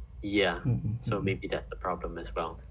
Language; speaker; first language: English; non-native, fluent; Indonesian